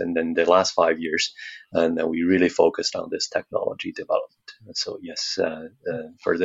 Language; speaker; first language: English; non-native, fluent; Chinese